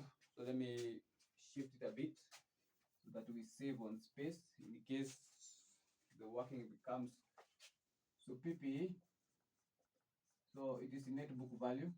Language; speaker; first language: English; non-native, local second language; Swahili